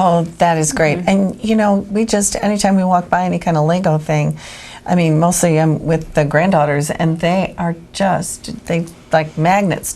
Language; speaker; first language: English; native; English